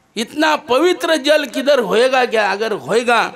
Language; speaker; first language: Hindi; non-native, local second language; Marathi